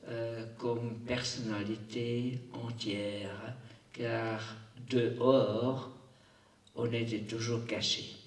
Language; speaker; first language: French; non-native, local second language; German